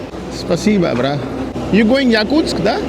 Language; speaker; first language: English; non-native, local second language; Hindi